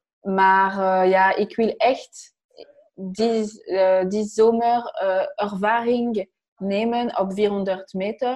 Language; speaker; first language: Dutch; non-native, learner; French